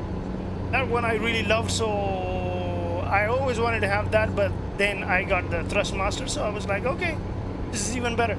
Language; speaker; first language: English; non-native, local second language; Pashto